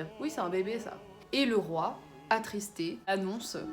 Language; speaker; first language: French; native; French